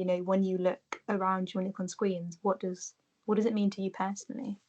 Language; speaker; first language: English; native; English